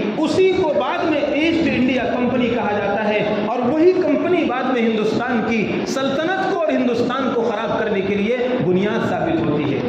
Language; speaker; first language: Urdu; native; Urdu